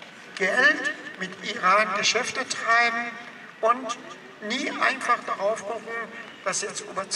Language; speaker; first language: German; non-native, fluent; Persian